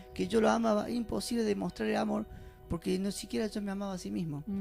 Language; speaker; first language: Spanish; native; Spanish